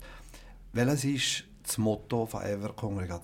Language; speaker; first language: German; native; German